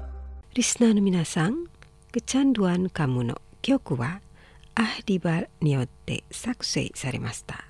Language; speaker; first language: Japanese; non-native, fluent; Indonesian